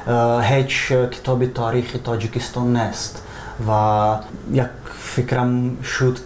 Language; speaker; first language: Persian; non-native, fluent; Czech